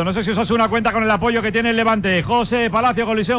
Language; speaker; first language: Spanish; native; Spanish